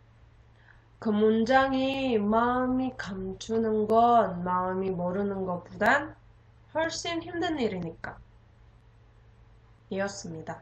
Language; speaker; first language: Korean; non-native, learner; Indonesian